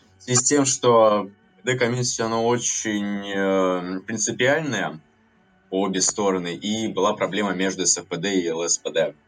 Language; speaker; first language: Russian; native; Russian